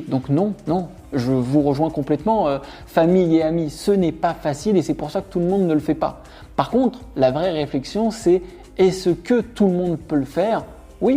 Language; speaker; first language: French; native; French